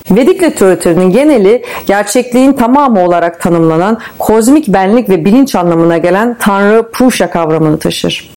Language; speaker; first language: Turkish; native; Turkish